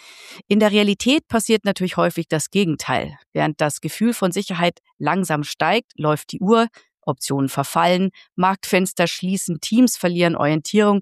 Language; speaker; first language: German; native; German